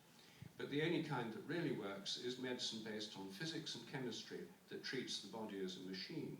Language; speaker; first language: English; native; English